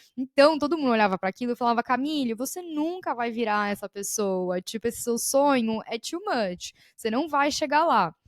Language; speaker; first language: Portuguese; native; Portuguese